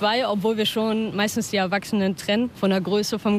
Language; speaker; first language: German; native; German